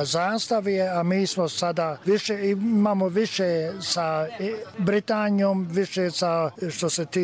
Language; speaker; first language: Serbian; early bilingual, heritage; Serbian